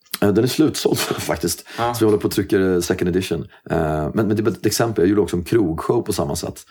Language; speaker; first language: Swedish; native; Swedish